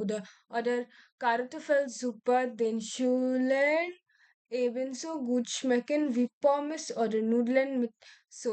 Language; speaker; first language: German; non-native, learner; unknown